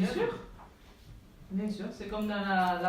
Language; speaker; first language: French; native; French